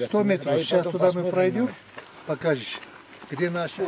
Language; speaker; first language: Russian; non-native, local second language; Turkish